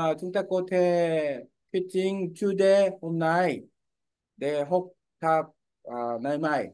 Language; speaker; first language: Vietnamese; non-native, learner; Korean